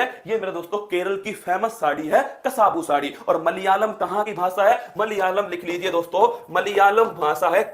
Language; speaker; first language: Hindi; native; Hindi